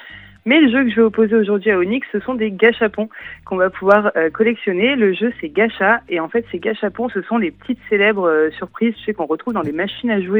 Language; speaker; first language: French; native; French